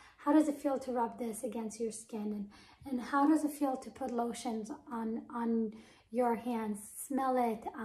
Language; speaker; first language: English; non-native, fluent; Hebrew